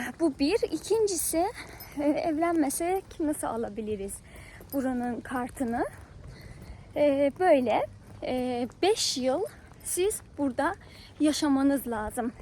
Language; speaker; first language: Turkish; non-native, fluent; Persian